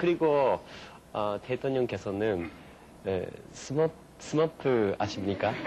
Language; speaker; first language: Korean; non-native, fluent; Japanese